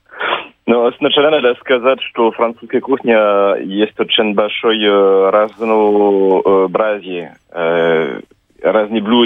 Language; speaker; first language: Russian; non-native, fluent; French